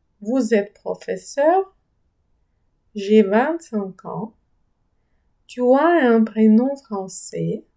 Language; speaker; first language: French; non-native, fluent; Ukrainian